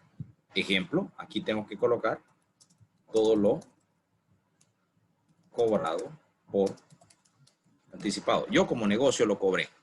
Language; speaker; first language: Spanish; native; Spanish